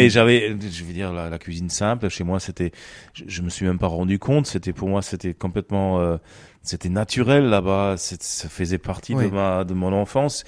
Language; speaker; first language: French; non-native, fluent; German